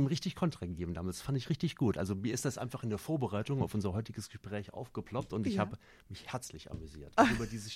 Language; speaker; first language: German; native; German